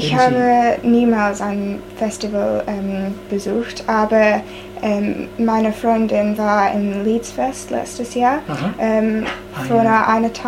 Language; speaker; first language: German; non-native, learner; English